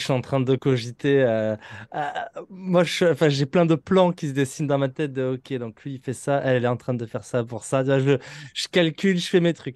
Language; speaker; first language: French; native; French